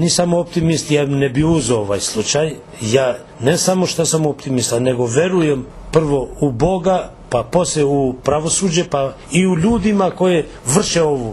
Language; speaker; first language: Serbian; non-native, local second language; Albanian